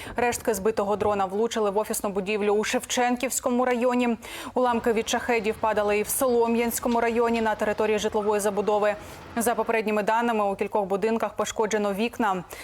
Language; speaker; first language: Ukrainian; native; Ukrainian